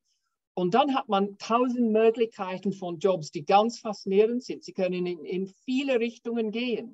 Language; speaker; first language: German; non-native, fluent; English